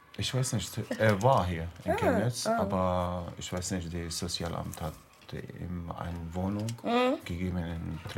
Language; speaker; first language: German; non-native, learner; Arabic